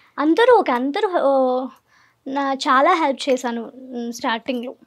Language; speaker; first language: Telugu; non-native, learner; Malayalam